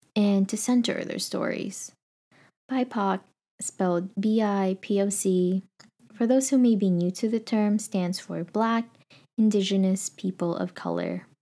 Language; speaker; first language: English; non-native, local second language; Filipino